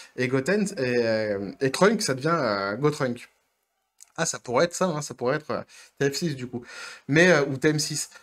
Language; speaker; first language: French; native; French